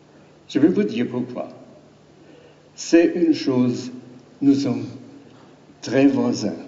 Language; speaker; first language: French; non-native, learner; German